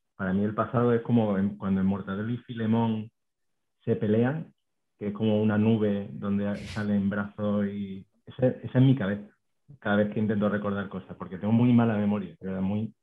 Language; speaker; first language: Spanish; native; Spanish